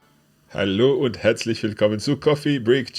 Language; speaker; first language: German; non-native, learner; English